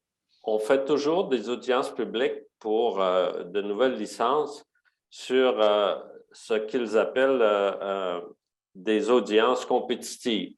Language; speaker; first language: French; native; French